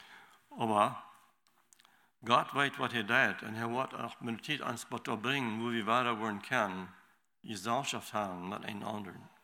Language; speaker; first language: German; non-native, learner; Low German